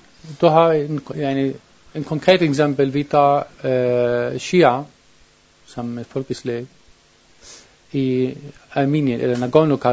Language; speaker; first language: Danish; non-native, learner; Arabic